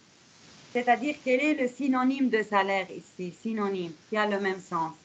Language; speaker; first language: French; non-native, fluent; Arabic